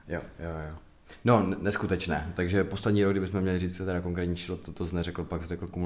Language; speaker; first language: Czech; native; Czech